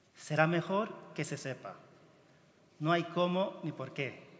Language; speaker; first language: Spanish; non-native, fluent; Chinese